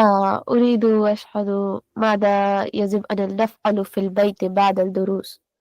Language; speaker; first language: Arabic; non-native, learner; Hindi